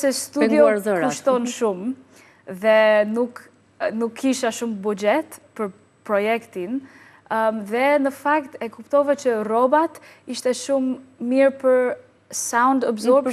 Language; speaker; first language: Albanian; non-native, learner; English